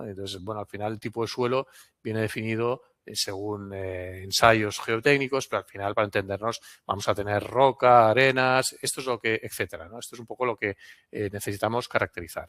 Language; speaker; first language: Spanish; non-native, local second language; Catalan